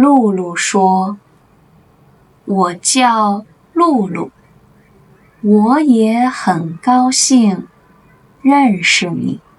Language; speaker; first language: Chinese; native; Chinese